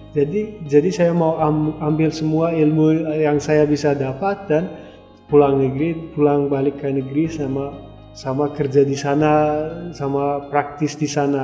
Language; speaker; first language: Indonesian; non-native, fluent; Turkmen